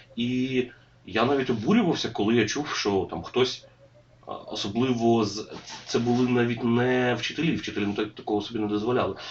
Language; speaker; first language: Ukrainian; non-native, local second language; Russian